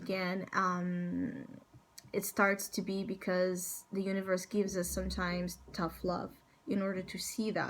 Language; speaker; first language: English; non-native, fluent; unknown